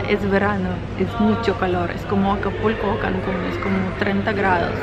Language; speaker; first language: Spanish; non-native, fluent; Ukrainian